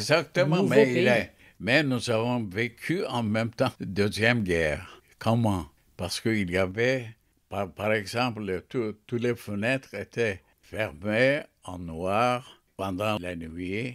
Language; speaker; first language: French; non-native, fluent; Turkish